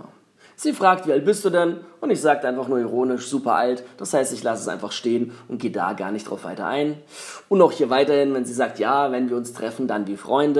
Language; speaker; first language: German; native; German